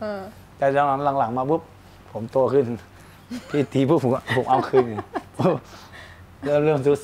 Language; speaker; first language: Thai; native; Thai